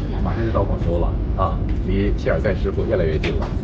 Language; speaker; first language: Chinese; native; Chinese